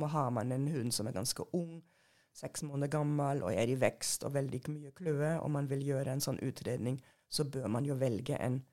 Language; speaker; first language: Norwegian; non-native, fluent; German